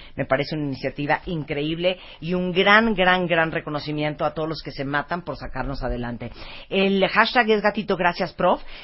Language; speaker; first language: Spanish; early bilingual, other home language; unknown